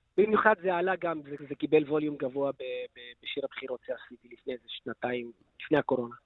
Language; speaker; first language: Hebrew; non-native, local second language; Arabic